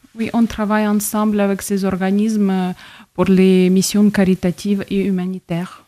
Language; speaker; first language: French; non-native, fluent; Ukrainian